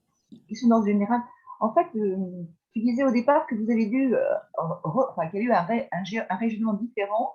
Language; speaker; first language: French; native; French